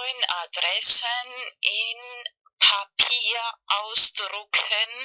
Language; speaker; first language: German; non-native, fluent; Spanish